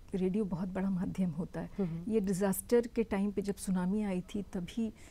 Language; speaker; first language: Hindi; native; Hindi